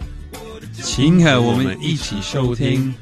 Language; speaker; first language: Chinese; non-native, learner; English